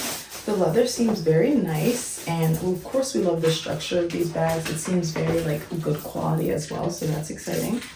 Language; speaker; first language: English; native; English